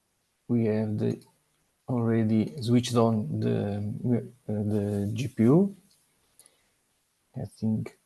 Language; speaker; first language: English; non-native, learner; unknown